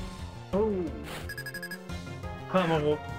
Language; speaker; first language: German; native; German